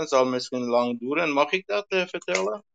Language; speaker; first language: Dutch; non-native, learner; Persian